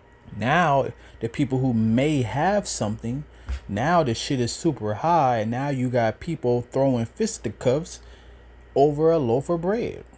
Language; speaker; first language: English; native; English